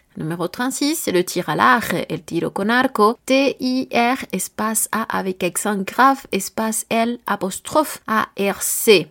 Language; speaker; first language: French; non-native, learner; Spanish